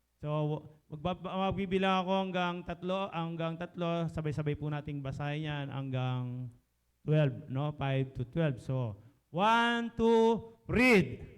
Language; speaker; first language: Filipino; non-native, local second language; Pampanga